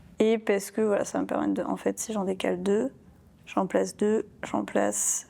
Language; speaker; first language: French; native; French